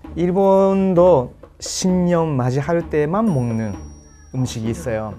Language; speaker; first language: Korean; non-native, fluent; Japanese